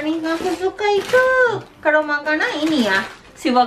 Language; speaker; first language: Indonesian; non-native, learner; Japanese